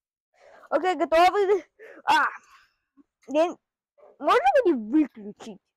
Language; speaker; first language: Russian; early bilingual, heritage; Russian